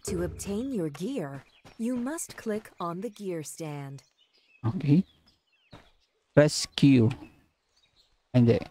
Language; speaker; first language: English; non-native, local second language; Filipino